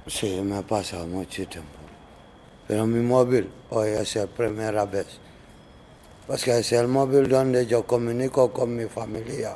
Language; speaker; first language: Spanish; non-native, learner; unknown